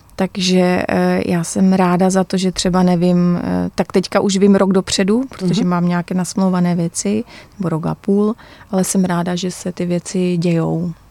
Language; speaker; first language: Czech; non-native, local second language; Polish